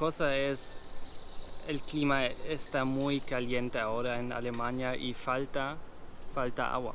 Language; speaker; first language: Spanish; non-native, fluent; German